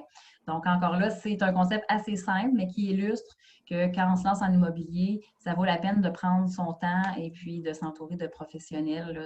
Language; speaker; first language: French; native; French